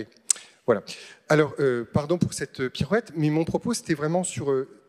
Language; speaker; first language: French; native; French